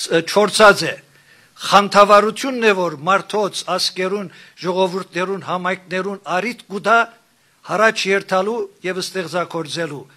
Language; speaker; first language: Armenian; native; Armenian